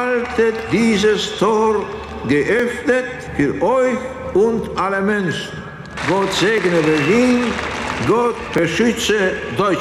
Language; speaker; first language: German; non-native, fluent; Polish